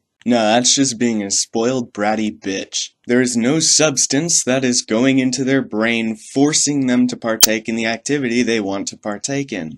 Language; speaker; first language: English; native; English